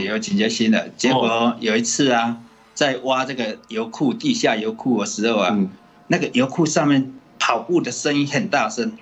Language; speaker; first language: Chinese; native; Chinese